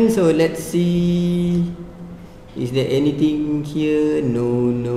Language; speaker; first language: English; non-native, local second language; Malay